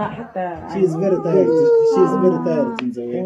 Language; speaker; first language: English; non-native, learner; Arabic